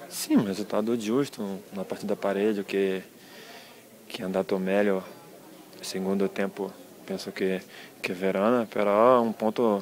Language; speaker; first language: Italian; non-native, learner; Portuguese